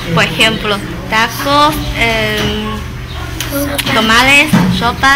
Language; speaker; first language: Spanish; non-native, learner; Cantonese